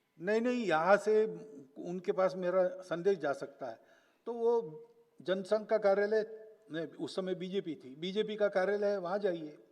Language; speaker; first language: Hindi; non-native, local second language; Marathi